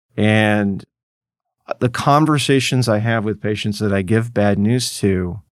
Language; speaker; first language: English; native; English